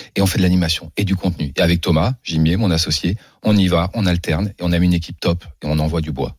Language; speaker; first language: French; native; French